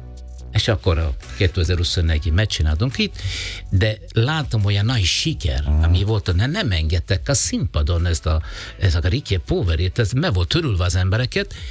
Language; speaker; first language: Hungarian; non-native, learner; Italian